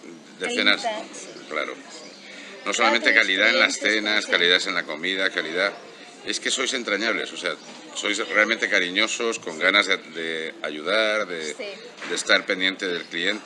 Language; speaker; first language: Spanish; native; Spanish